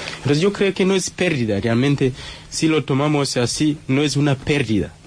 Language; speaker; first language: Spanish; non-native, fluent; Swahili